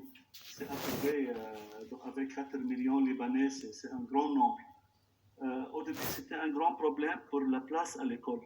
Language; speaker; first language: French; non-native, local second language; Arabic